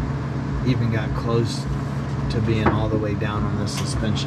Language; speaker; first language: English; native; English